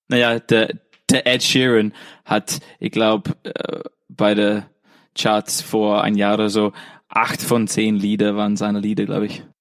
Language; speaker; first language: German; non-native, fluent; English